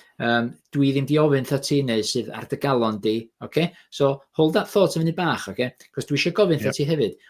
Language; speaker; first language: Welsh; native; Welsh